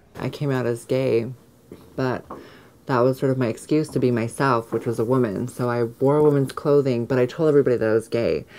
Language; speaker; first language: English; early bilingual, other home language; Japanese